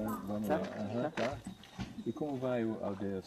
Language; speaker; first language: Portuguese; non-native, fluent; English